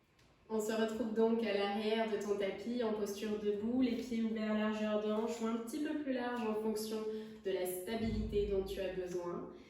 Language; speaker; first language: French; native; French